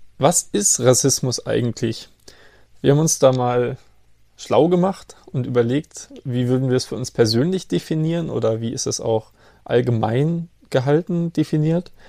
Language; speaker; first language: German; native; German